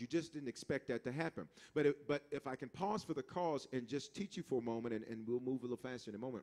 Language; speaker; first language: English; native; English